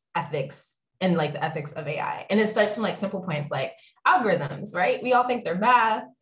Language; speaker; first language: English; native; English